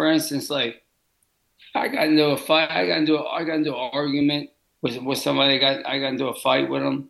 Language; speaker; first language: English; native; English